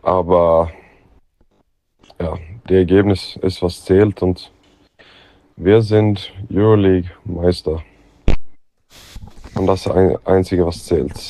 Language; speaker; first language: German; non-native, fluent; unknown